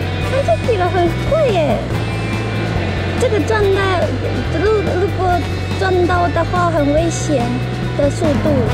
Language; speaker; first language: Chinese; non-native, fluent; Japanese